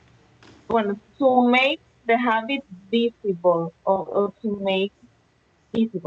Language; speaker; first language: English; non-native, learner; Spanish